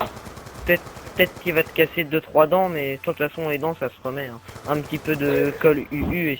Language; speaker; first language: French; native; French